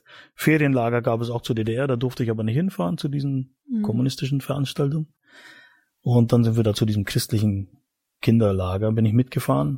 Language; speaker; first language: German; native; German